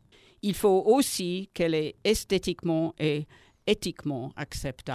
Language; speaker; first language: French; non-native, learner; English